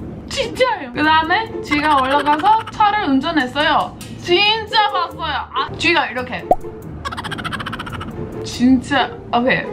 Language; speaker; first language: Korean; non-native, fluent; English